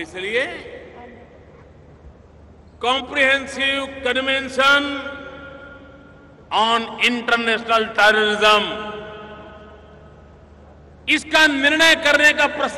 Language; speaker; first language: Hindi; non-native, local second language; Gujarati